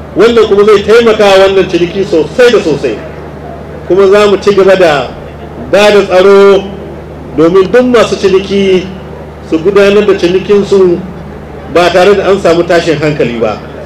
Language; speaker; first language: Hausa; native; Hausa